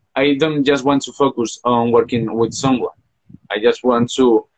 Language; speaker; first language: English; non-native, fluent; Spanish